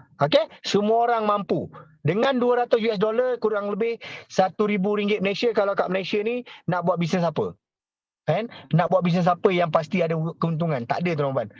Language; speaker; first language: Malay; native; Malay